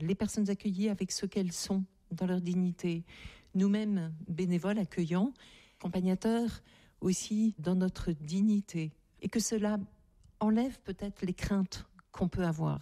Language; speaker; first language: French; native; French